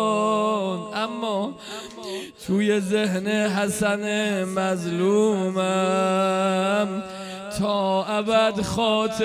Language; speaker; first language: Persian; native; Persian